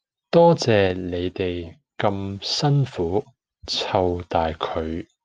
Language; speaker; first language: Cantonese; native; Cantonese